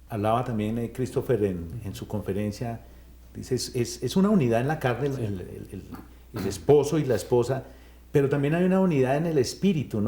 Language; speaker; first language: Spanish; native; Spanish